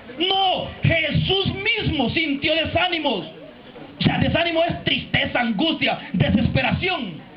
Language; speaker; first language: Spanish; native; Spanish